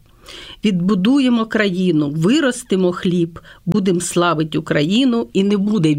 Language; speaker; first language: Ukrainian; native; Ukrainian